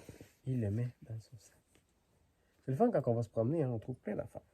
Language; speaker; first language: French; native; French